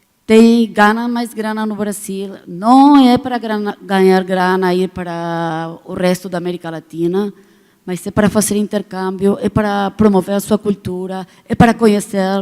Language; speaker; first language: Portuguese; non-native, fluent; Spanish